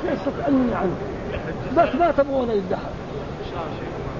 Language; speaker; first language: Arabic; native; Arabic